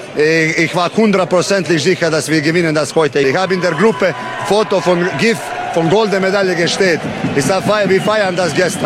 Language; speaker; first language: German; non-native, fluent; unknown